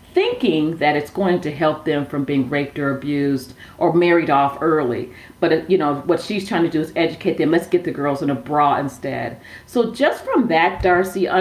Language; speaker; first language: English; native; English